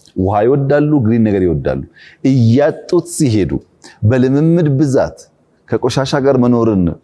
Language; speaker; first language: Amharic; non-native, local second language; Oromo